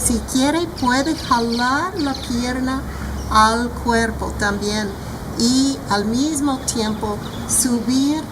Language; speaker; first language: Spanish; non-native, fluent; English